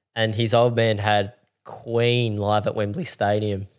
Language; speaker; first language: English; native; English